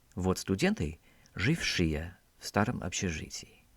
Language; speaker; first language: Russian; non-native, fluent; English